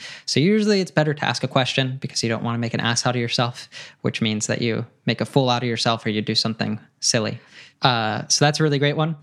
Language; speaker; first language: English; native; English